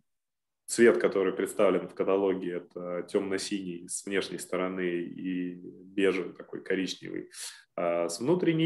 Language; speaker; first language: Russian; native; Russian